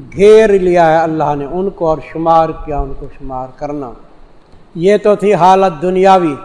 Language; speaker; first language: Urdu; non-native, local second language; Saraiki